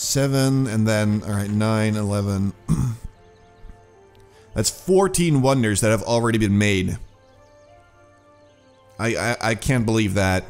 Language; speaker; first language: English; native; English